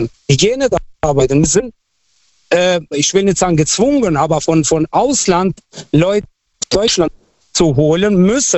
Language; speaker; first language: German; non-native, fluent; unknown